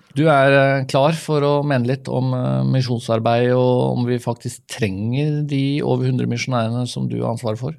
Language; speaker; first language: Norwegian; native; Norwegian